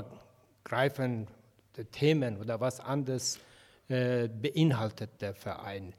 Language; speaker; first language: German; non-native, fluent; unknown